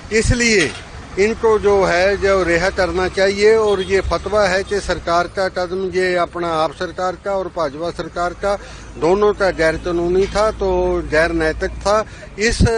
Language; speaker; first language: Hindi; non-native, local second language; Punjabi